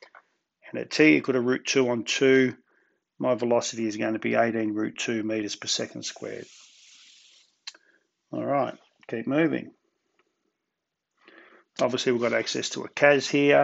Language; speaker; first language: English; native; English